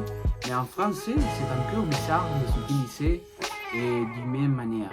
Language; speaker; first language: French; non-native, learner; Spanish